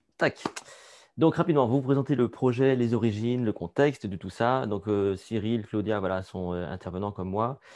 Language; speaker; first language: French; native; French